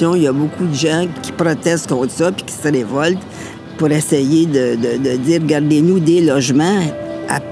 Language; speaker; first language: French; native; French